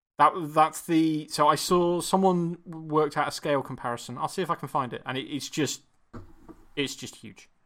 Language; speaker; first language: English; native; English